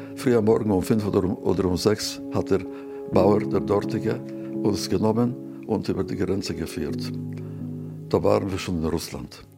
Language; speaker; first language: German; non-native, fluent; Yiddish